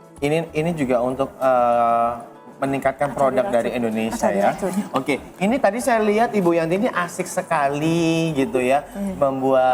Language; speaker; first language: Indonesian; native; Indonesian